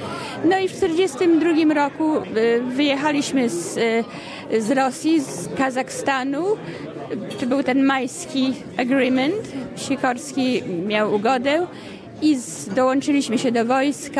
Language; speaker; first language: Polish; early bilingual, heritage; Polish